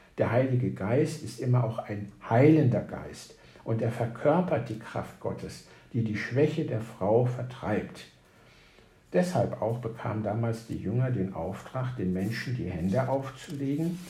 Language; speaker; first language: German; native; German